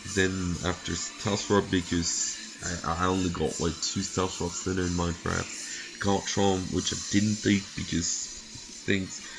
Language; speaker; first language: English; non-native, fluent; French